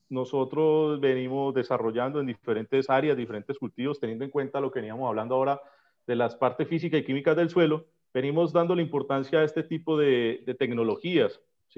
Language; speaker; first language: Spanish; native; Spanish